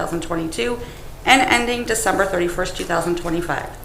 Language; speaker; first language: English; native; English